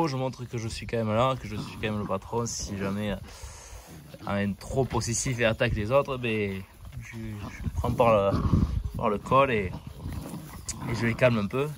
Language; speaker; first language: French; native; French